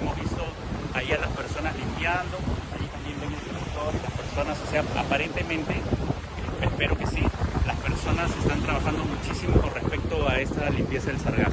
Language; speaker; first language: Spanish; native; Spanish